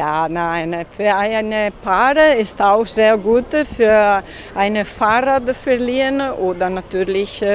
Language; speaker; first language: German; non-native, learner; Italian